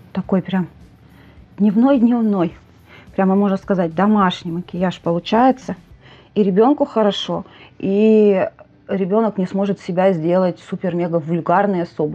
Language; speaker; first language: Russian; native; Russian